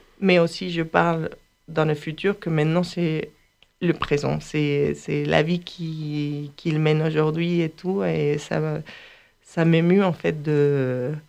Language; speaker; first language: French; non-native, fluent; Spanish